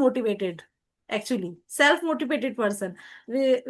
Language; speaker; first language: English; non-native, learner; Hindi